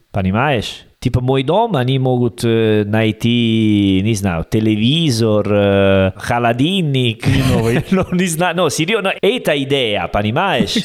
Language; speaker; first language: Russian; non-native, learner; Italian